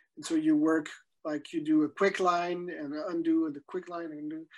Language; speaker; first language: English; non-native, fluent; French